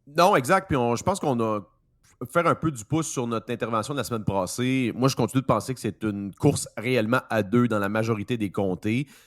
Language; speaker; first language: French; native; French